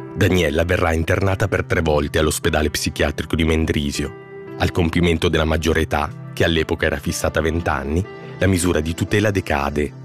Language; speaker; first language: Italian; native; Italian